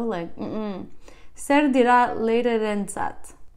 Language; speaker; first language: Basque; non-native, learner; English